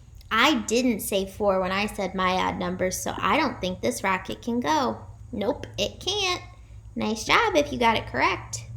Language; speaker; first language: English; native; English